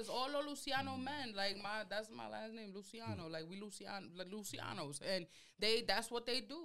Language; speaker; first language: English; early bilingual, other home language; Spanish